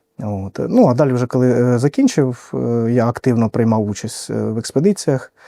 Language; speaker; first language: Ukrainian; native; Ukrainian